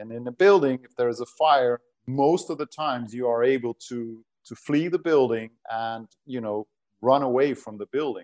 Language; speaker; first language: English; non-native, fluent; Portuguese